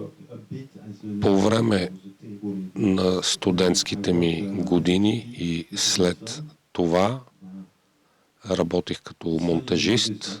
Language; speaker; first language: Bulgarian; native; Bulgarian